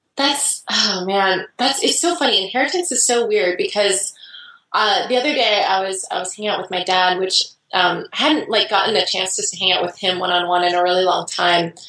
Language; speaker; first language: English; native; English